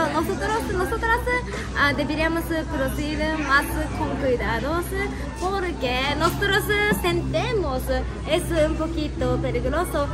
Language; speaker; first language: Spanish; non-native, learner; Japanese